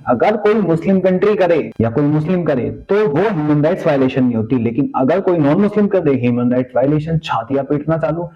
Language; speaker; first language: Hindi; native; Hindi